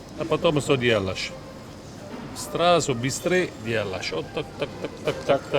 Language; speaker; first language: Russian; non-native, learner; Italian